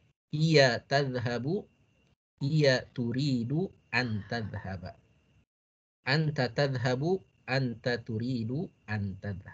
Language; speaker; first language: Arabic; non-native, fluent; Indonesian